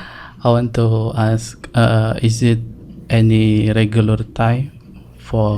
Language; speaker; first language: English; non-native, learner; Indonesian